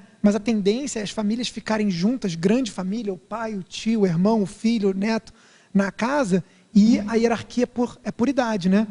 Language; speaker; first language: Portuguese; native; Portuguese